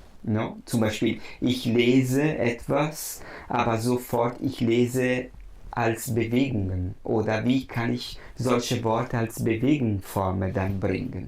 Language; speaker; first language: German; non-native, fluent; Italian